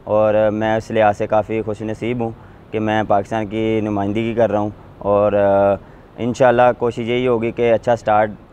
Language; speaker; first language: Urdu; non-native, local second language; Punjabi